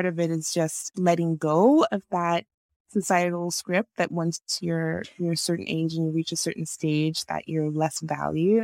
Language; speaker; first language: English; non-native, local second language; Yoruba